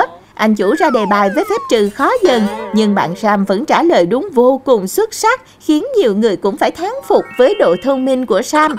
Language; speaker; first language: Vietnamese; native; Vietnamese